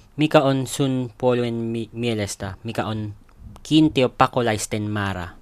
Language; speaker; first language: Finnish; non-native, learner; Filipino